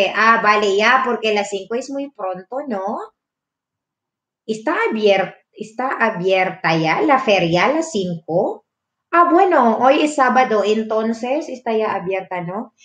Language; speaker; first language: Spanish; non-native, fluent; Filipino